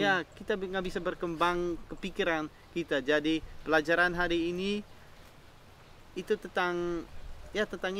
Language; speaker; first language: Indonesian; non-native, fluent; Dutch